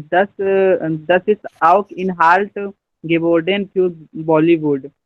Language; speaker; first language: German; non-native, learner; Hindi